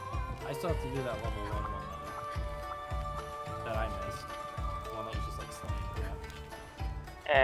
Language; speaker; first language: English; native; English